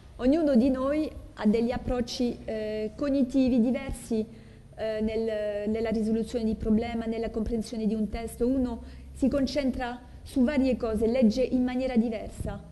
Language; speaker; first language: Italian; non-native, fluent; French